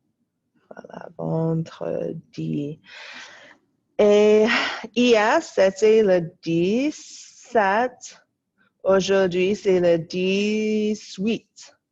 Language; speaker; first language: French; non-native, fluent; English